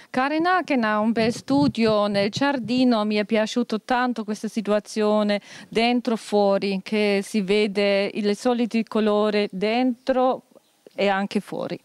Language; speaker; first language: Italian; non-native, fluent; German